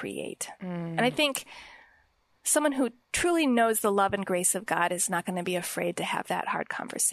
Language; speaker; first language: English; native; English